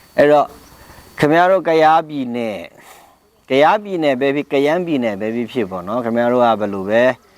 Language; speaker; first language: Burmese; non-native, local second language; Pa'o Karen